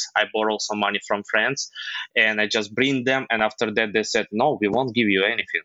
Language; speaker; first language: English; non-native, fluent; Ukrainian